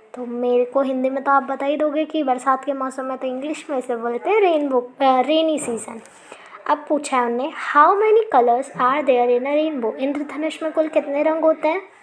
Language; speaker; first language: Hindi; native; Hindi